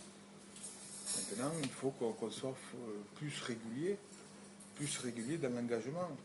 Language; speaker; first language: French; native; French